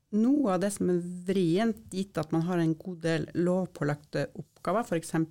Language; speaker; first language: Norwegian; native; Norwegian